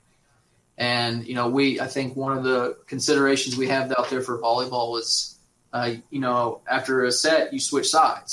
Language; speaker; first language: English; native; English